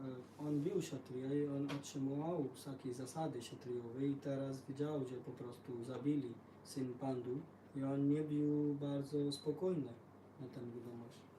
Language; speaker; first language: Polish; non-native, learner; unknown